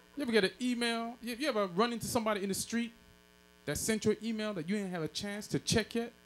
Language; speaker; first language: English; native; English